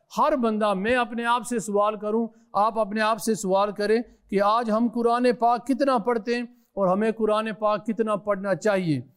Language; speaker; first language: Urdu; early bilingual, other home language; Punjabi